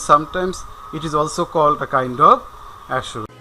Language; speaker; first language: English; non-native, local second language; Bangla